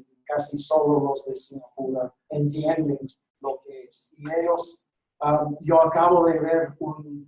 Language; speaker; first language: Spanish; non-native, fluent; English